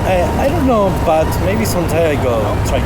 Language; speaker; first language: English; non-native, learner; Spanish